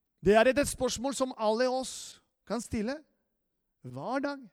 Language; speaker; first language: Norwegian; non-native, fluent; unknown